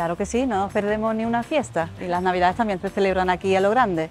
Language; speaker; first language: Spanish; native; Spanish